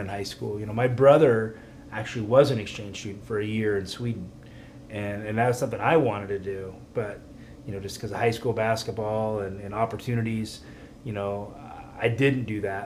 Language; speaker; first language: English; native; English